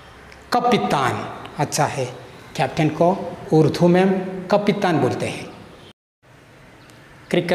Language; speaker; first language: Hindi; non-native, local second language; Malayalam